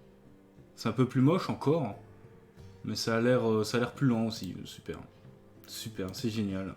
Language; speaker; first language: French; native; French